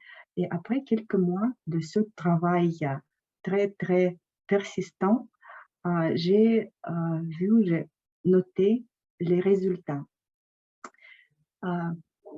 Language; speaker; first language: French; non-native, fluent; Russian